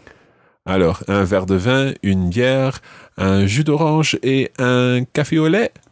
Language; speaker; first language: French; non-native, fluent; English